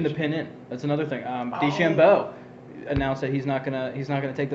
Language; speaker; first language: English; native; English